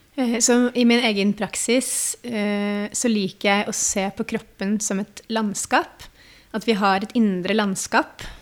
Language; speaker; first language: Norwegian; native; Norwegian